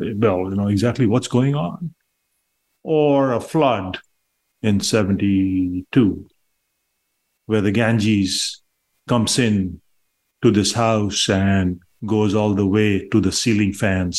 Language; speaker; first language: English; non-native, local second language; Bangla